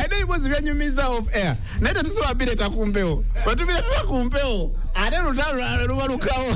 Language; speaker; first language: English; non-native, local second language; Ganda